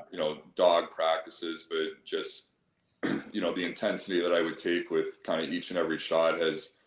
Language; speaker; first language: English; native; English